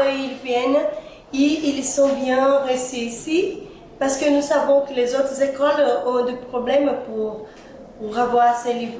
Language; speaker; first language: French; non-native, fluent; Portuguese